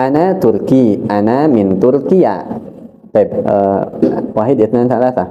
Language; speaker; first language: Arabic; non-native, fluent; Indonesian